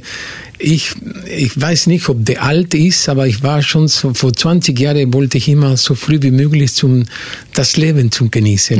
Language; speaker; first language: German; non-native, fluent; Spanish